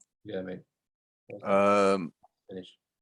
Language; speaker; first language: English; native; English